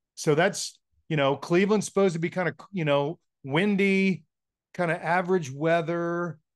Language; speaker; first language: English; native; English